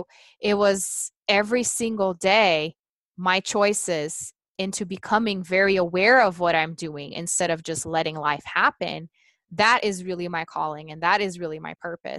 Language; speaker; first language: English; non-native, fluent; Portuguese